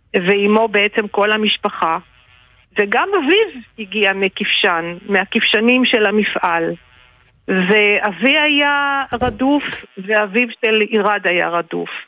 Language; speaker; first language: Hebrew; native; Hebrew